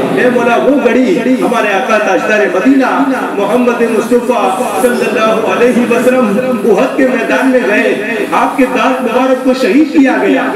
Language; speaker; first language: Hindi; non-native, local second language; Gujarati